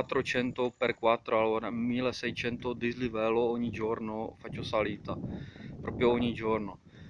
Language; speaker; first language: Italian; non-native, fluent; Czech